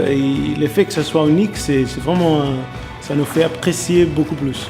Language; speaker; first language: French; non-native, fluent; Portuguese